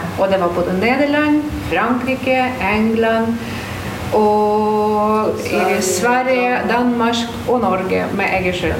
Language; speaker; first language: Norwegian; non-native, fluent; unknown